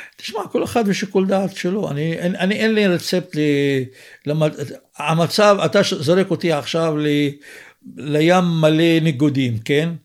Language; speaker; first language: Hebrew; non-native, local second language; Arabic